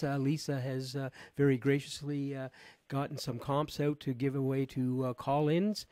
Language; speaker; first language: English; native; English